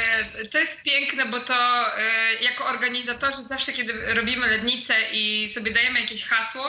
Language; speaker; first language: Polish; native; Polish